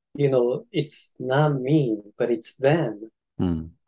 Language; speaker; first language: English; non-native, fluent; Japanese